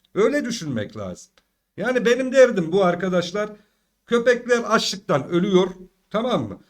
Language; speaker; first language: Turkish; early bilingual, heritage; Turkish